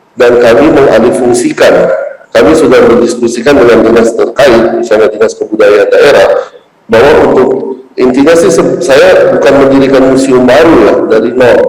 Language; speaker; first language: Indonesian; native; Indonesian